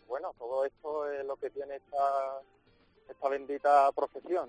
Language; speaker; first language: Spanish; native; Spanish